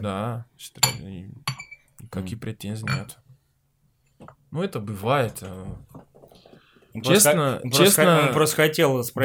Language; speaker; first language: Russian; non-native, learner; Portuguese